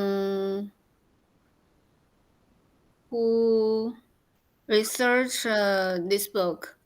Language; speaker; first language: English; non-native, learner; Chinese